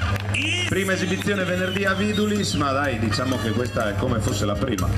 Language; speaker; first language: Italian; native; Italian